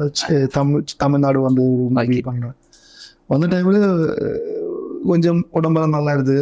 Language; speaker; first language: Tamil; non-native, learner; Malayalam